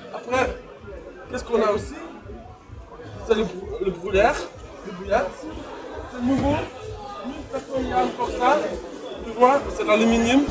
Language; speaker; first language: French; non-native, learner; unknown